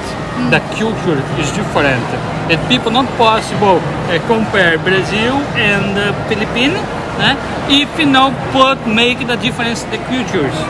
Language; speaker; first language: English; non-native, learner; Portuguese